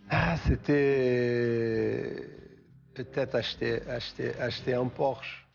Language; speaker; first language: French; non-native, fluent; Portuguese